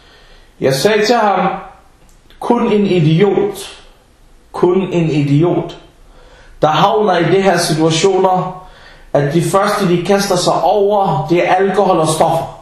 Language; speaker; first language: Danish; early bilingual, other home language; Arabic